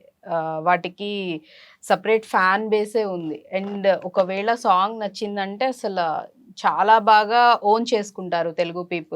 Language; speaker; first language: Telugu; native; Telugu